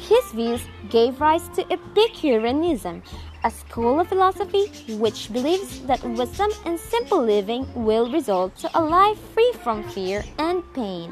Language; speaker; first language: English; non-native, local second language; Cebuano